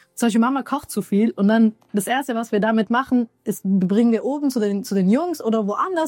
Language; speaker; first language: German; early bilingual, other home language; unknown